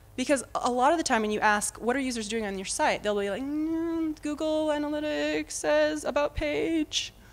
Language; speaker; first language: English; native; English